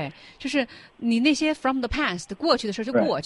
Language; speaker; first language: Chinese; native; Chinese